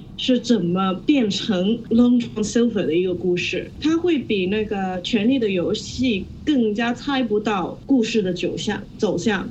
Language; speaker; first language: Chinese; non-native, local second language; Cantonese